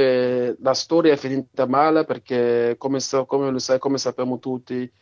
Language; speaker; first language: Italian; non-native, learner; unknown